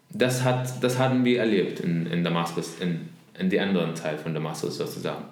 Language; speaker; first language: German; non-native, learner; Arabic